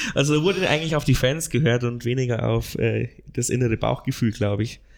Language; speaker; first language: German; native; German